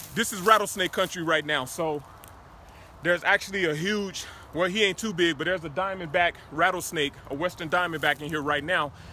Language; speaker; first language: English; native; English